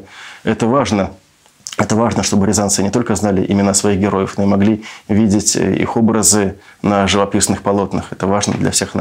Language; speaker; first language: Russian; native; Russian